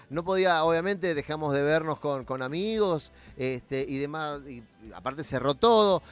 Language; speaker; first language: Spanish; native; Spanish